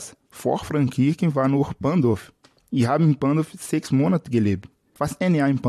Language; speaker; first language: German; non-native, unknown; Portuguese